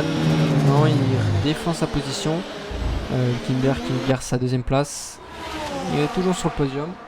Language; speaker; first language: French; native; French